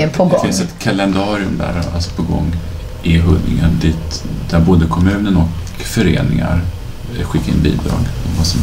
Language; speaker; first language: Swedish; native; Swedish